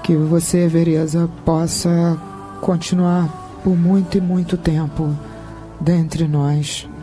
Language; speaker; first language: Portuguese; native; Portuguese